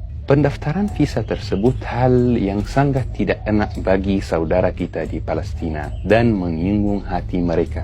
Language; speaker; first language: Indonesian; non-native, fluent; Arabic